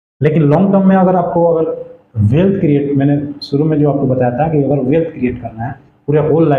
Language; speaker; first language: Hindi; native; Hindi